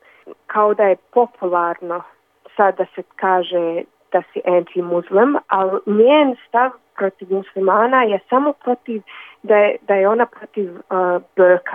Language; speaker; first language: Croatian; early bilingual, other home language; Bosnian